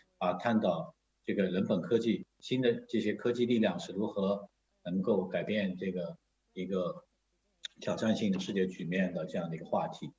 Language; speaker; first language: Chinese; native; Chinese